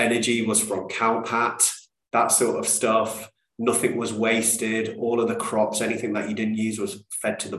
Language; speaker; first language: English; native; English